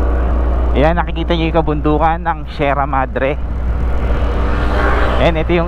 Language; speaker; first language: Filipino; native; Filipino